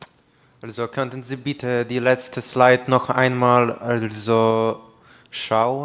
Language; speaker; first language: German; non-native, learner; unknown